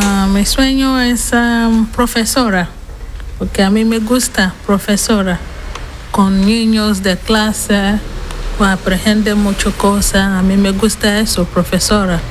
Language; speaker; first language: Spanish; non-native, learner; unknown